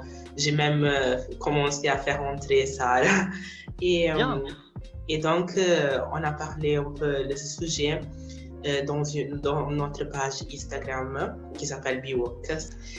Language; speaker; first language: French; non-native, fluent; Italian